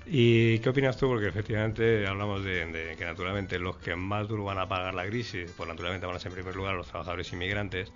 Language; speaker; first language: Spanish; native; Spanish